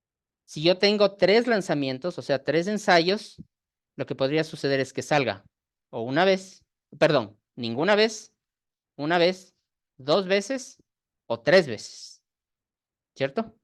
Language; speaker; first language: Spanish; native; Spanish